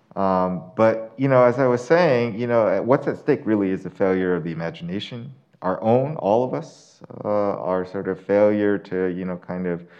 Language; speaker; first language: English; native; English